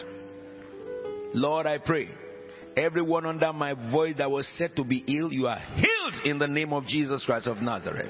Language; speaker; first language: English; non-native, local second language; Akan